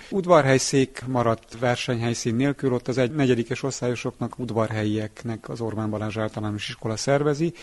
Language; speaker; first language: Hungarian; native; Hungarian